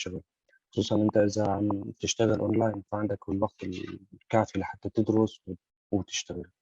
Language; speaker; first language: Arabic; native; Arabic